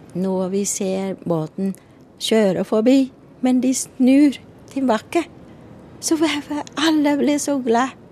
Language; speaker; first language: Norwegian; non-native, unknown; Vietnamese